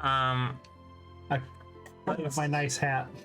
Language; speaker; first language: English; native; English